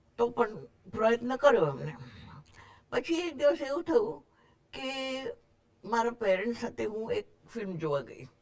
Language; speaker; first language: Gujarati; non-native, local second language; Marathi